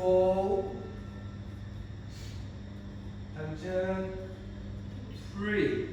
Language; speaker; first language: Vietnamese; non-native, learner; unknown